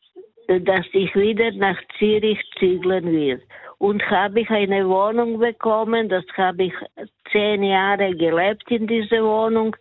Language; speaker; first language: German; non-native, learner; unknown